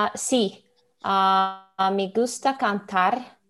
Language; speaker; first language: Spanish; non-native, learner; Russian